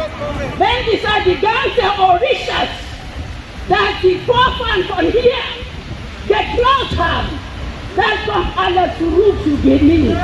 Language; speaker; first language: German; non-native, learner; Yoruba